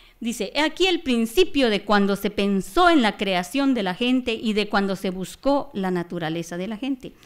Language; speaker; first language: Spanish; non-native, local second language; Kaqchikel